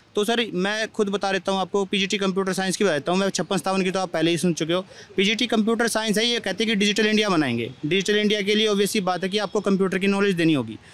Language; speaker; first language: Hindi; native; Hindi